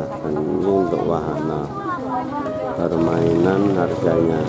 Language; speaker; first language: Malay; non-native, local second language; Javanese